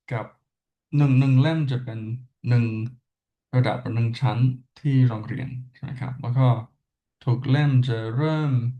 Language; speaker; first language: Thai; non-native, learner; English